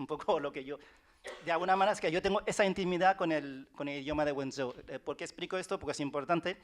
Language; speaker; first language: Spanish; early bilingual, other home language; Chinese